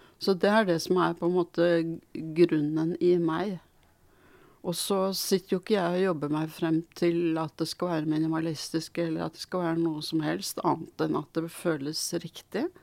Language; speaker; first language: Norwegian; early bilingual, other home language; Swedish